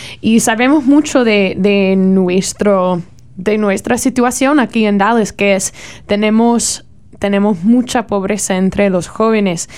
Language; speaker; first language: Spanish; non-native, learner; English